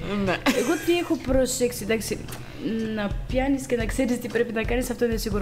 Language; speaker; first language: Greek; non-native, fluent; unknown